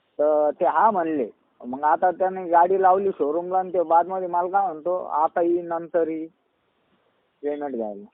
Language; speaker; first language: Marathi; native; Marathi